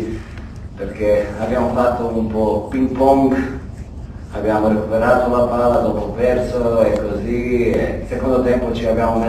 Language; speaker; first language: Italian; non-native, fluent; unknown